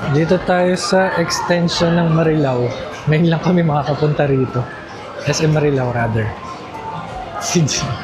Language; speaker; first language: Filipino; native; Filipino